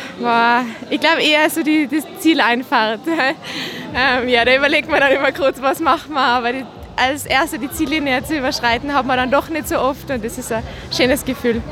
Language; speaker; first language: German; native; German